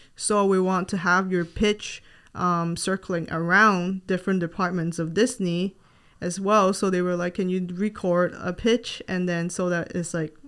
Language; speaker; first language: English; non-native, local second language; Cantonese